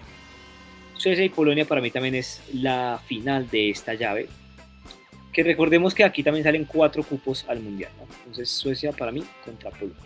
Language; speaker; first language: Spanish; native; Spanish